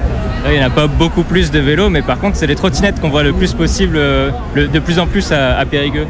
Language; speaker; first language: French; native; French